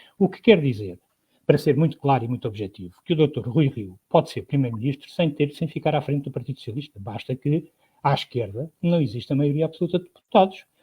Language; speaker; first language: Portuguese; native; Portuguese